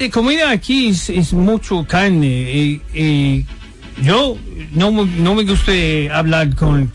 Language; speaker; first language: Spanish; non-native, learner; English